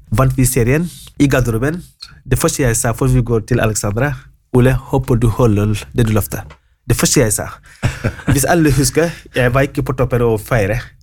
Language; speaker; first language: Norwegian; non-native, fluent; Wolof